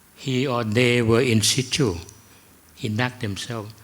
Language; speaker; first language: English; non-native, fluent; Thai